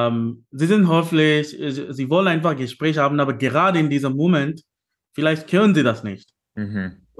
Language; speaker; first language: German; non-native, fluent; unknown